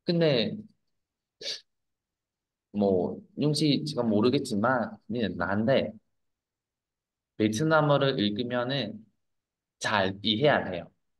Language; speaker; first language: Korean; non-native, fluent; Vietnamese